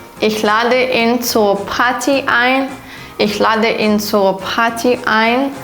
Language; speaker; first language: German; non-native, fluent; Ukrainian